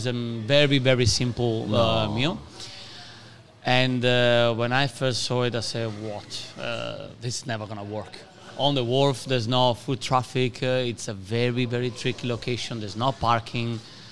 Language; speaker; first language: English; non-native, fluent; Italian